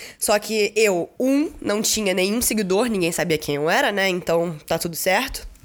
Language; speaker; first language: Portuguese; native; Portuguese